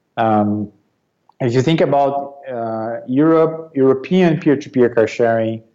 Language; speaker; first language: English; non-native, fluent; Portuguese